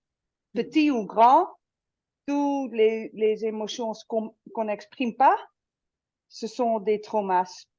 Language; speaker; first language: French; non-native, fluent; Dutch